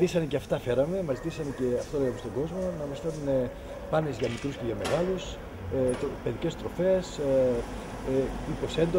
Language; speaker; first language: Greek; native; Greek